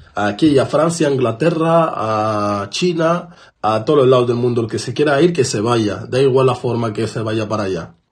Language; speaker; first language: Spanish; non-native, fluent; Arabic